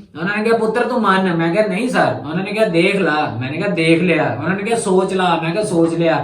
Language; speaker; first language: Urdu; non-native, local second language; Punjabi